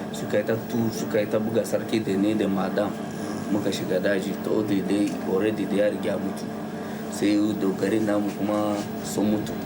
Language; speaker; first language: Hausa; non-native, local second language; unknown